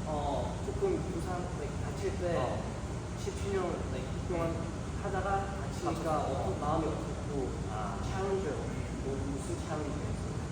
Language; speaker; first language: Korean; early bilingual, heritage; Korean